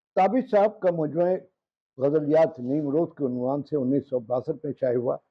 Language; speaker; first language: Urdu; native; Urdu